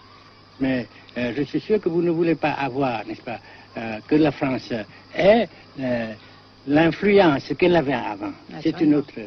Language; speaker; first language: French; non-native, fluent; Vietnamese